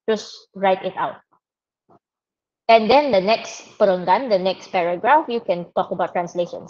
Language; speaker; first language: English; non-native, local second language; Malay